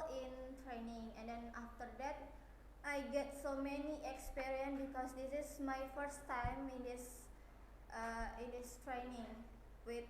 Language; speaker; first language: English; non-native, learner; Indonesian